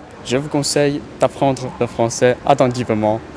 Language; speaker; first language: French; non-native, fluent; Chinese